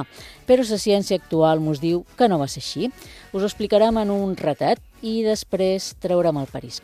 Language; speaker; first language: Catalan; native; Catalan